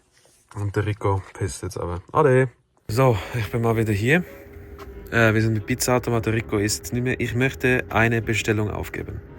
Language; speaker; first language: German; native; German